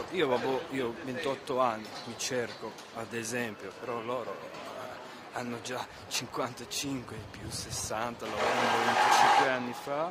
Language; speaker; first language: Italian; non-native, learner; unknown